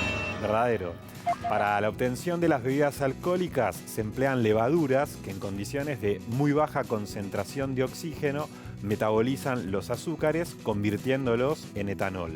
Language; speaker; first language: Spanish; native; Spanish